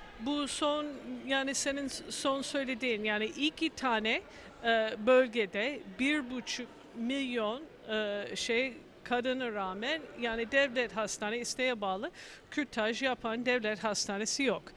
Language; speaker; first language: Turkish; non-native, fluent; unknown